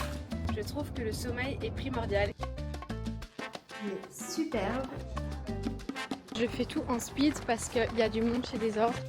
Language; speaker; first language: French; native; French